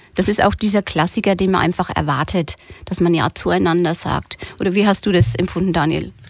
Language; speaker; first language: German; native; German